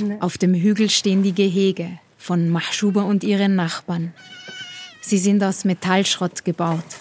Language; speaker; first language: German; native; German